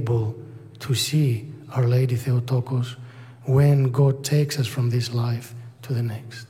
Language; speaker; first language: English; non-native, fluent; Greek